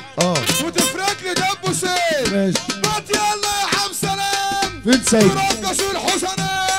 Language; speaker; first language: Arabic; native; Arabic